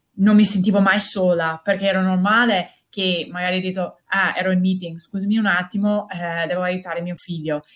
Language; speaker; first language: Italian; non-native, fluent; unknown